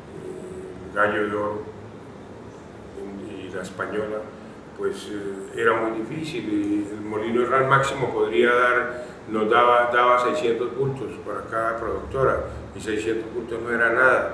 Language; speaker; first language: Spanish; native; Spanish